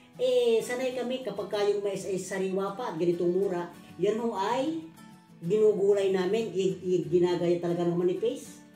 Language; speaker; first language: Filipino; native; Filipino